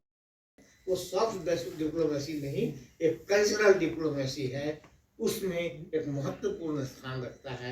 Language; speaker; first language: Hindi; native; Hindi